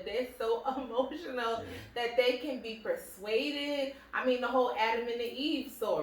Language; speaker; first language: English; native; English